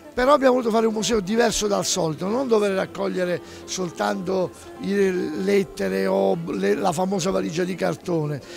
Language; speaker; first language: Italian; native; Italian